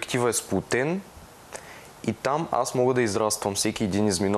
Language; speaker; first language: Bulgarian; native; Bulgarian